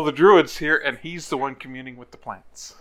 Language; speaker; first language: English; native; English